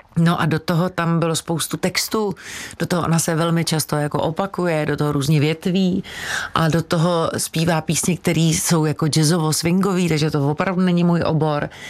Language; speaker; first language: Czech; native; Czech